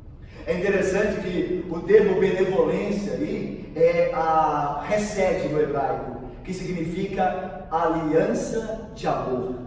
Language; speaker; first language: Portuguese; native; Portuguese